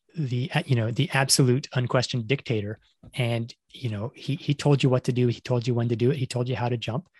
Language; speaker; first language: English; native; English